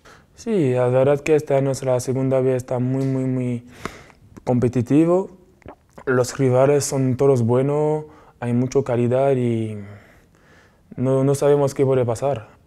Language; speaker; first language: Spanish; non-native, fluent; French